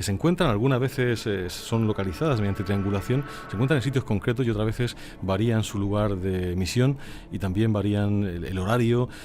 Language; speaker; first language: Spanish; native; Spanish